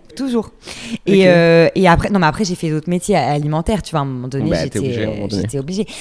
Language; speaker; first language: French; native; French